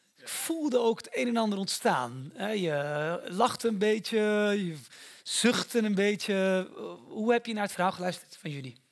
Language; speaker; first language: Dutch; native; Dutch